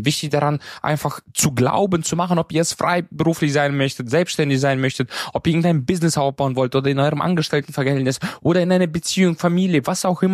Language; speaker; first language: German; native; German